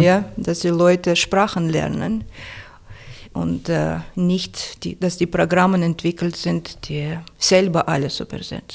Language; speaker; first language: German; non-native, fluent; Russian